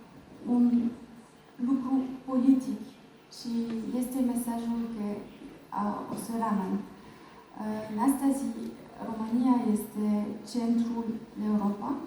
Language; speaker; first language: Romanian; non-native, learner; French